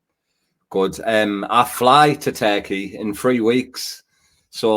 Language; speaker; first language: English; native; English